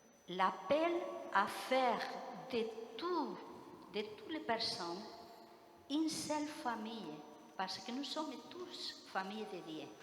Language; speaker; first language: French; non-native, fluent; Spanish